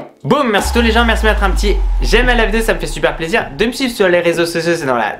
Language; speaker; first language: French; native; French